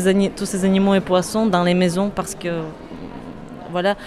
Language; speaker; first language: French; non-native, fluent; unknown